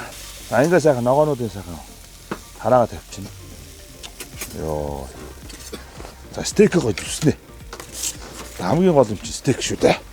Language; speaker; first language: Mongolian; native; Mongolian